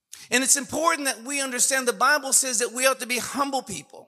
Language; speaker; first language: English; early bilingual, other home language; Spanish